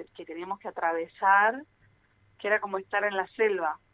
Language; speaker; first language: Spanish; early bilingual, other home language; Portuguese